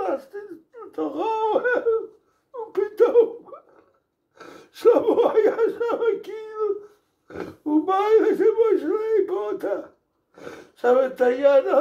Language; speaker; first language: Hebrew; non-native, fluent; English